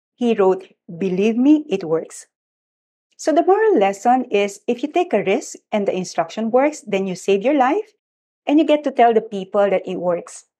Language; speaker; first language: English; non-native, local second language; Filipino